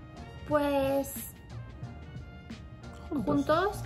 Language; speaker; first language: Spanish; native; Spanish